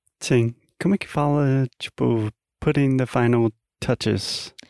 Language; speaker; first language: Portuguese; non-native, fluent; English